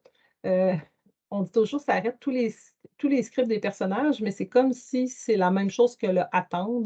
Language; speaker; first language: French; native; French